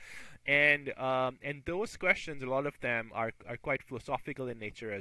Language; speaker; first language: English; non-native, local second language; Urdu